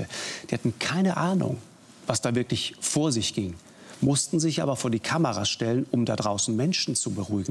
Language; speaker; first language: German; native; German